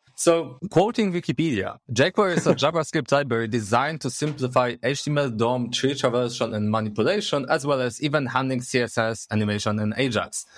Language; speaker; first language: English; non-native, fluent; Polish